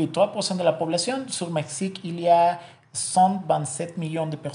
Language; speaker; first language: French; non-native, learner; Spanish